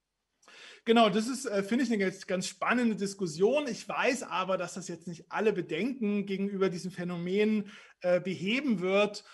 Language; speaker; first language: German; native; German